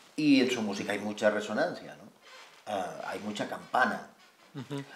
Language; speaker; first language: Spanish; non-native, local second language; Catalan